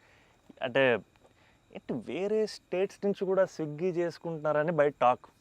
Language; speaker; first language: Telugu; native; Telugu